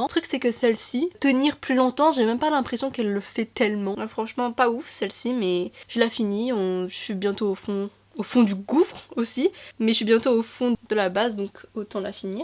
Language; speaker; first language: French; native; French